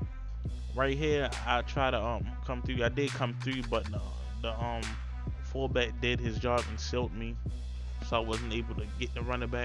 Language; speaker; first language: English; native; English